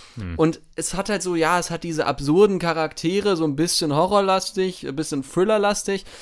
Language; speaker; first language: German; native; German